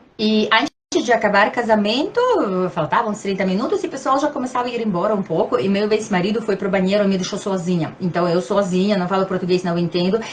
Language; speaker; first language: Portuguese; non-native, fluent; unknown